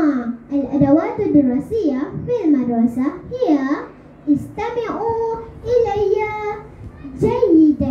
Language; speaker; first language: Arabic; non-native, learner; Malay